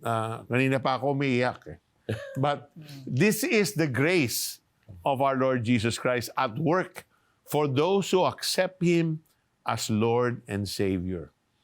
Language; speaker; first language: English; non-native, local second language; Filipino